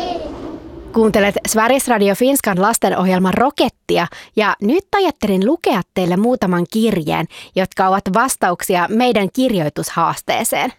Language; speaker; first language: Finnish; native; Finnish